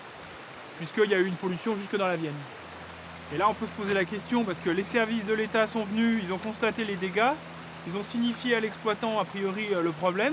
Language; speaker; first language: French; native; French